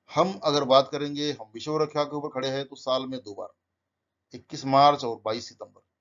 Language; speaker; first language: Hindi; non-native, local second language; Marathi